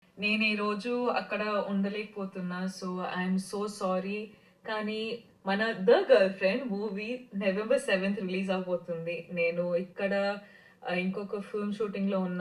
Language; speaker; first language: Telugu; non-native, fluent; Kannada